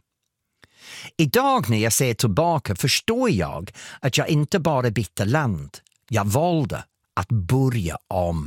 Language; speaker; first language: Swedish; non-native, fluent; English